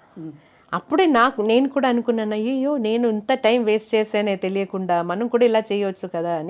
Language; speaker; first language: Telugu; non-native, local second language; Malayalam